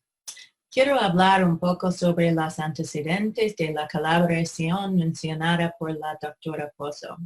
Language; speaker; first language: Spanish; non-native, fluent; English